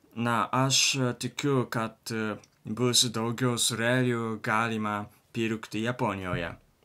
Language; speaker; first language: Lithuanian; non-native, learner; Japanese